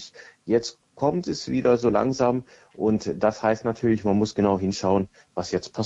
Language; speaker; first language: German; native; German